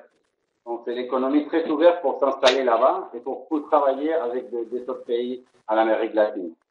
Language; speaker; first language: French; non-native, fluent; Spanish